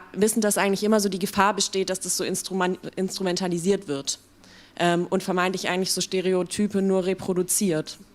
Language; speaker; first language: German; native; German